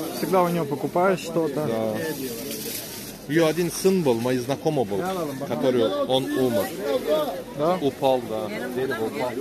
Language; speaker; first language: Russian; non-native, learner; Turkish